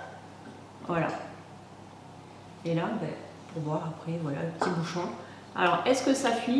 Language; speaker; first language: French; native; French